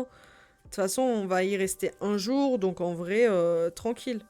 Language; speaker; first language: French; native; French